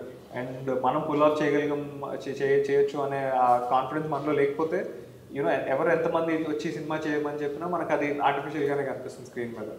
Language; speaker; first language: Telugu; native; Telugu